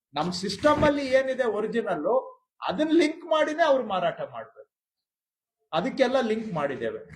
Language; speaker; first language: Kannada; native; Kannada